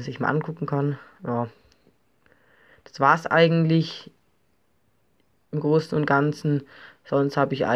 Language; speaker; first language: German; native; German